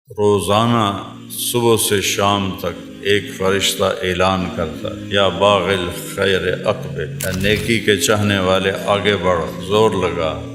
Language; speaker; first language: Urdu; non-native, local second language; Punjabi